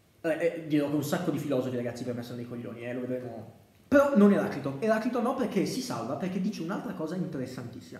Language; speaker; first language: Italian; native; Italian